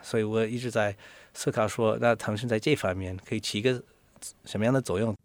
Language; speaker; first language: Chinese; non-native, fluent; English